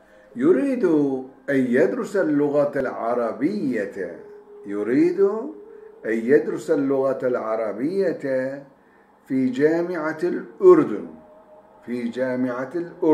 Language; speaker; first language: Arabic; non-native, fluent; Turkish